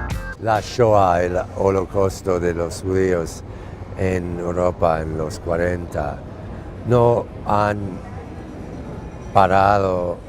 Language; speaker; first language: Spanish; non-native, fluent; English